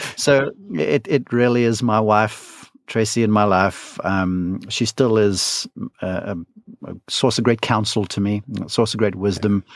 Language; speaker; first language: English; native; English